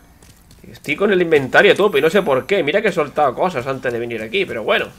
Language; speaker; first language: Spanish; native; Spanish